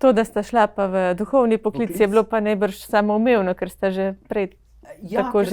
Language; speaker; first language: Slovenian; native; Slovenian